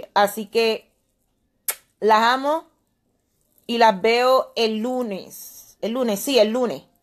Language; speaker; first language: Spanish; native; Spanish